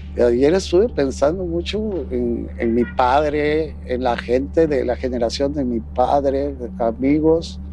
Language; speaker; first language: Spanish; native; Spanish